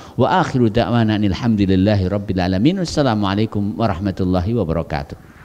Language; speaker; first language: Arabic; non-native, fluent; Javanese